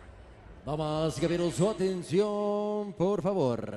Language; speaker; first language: Spanish; native; Spanish